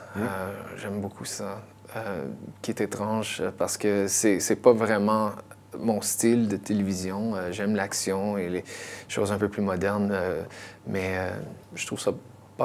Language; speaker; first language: French; non-native, local second language; English